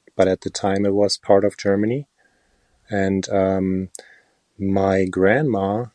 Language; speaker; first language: English; non-native, fluent; German